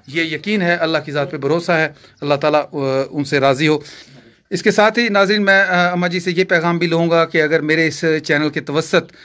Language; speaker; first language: Urdu; non-native, local second language; Punjabi